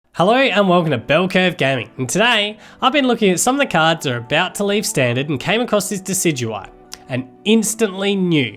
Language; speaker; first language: English; native; English